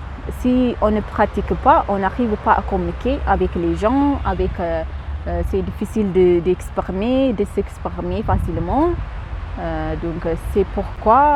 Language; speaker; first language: French; non-native, fluent; Amharic